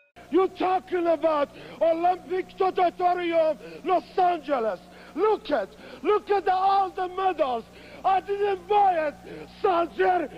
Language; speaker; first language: English; non-native, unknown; Persian